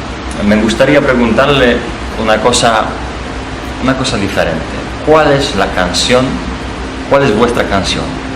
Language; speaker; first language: Spanish; non-native, fluent; Polish